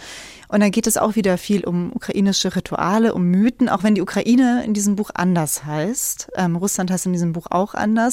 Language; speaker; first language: German; native; German